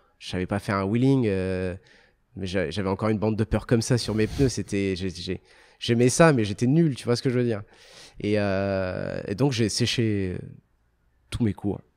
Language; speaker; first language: French; early bilingual, other home language; Arabic